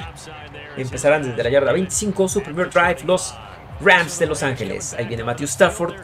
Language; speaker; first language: Spanish; native; Spanish